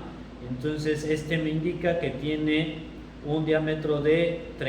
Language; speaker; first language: Spanish; native; Spanish